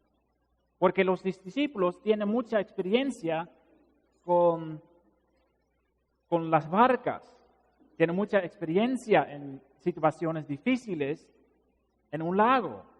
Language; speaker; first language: Spanish; non-native, fluent; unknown